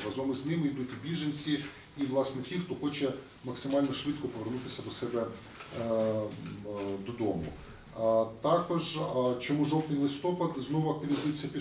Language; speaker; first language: Ukrainian; native; Ukrainian